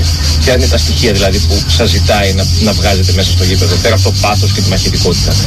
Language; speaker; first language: Greek; native; Greek